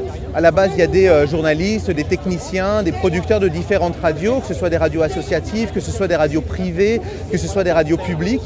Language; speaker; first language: French; native; French